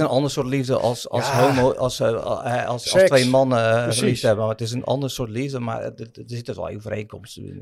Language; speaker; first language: Dutch; native; Dutch